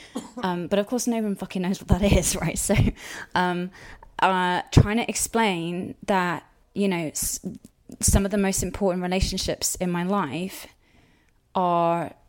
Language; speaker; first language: English; native; English